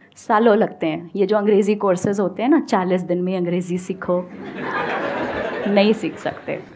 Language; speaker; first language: Hindi; native; Hindi